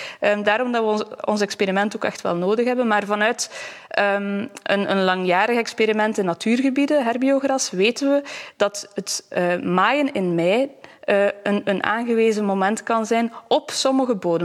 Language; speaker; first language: Dutch; native; Dutch